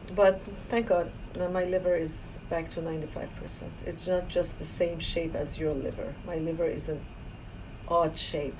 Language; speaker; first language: English; non-native, fluent; Persian